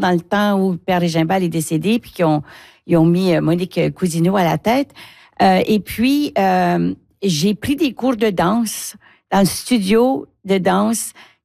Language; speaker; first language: French; native; French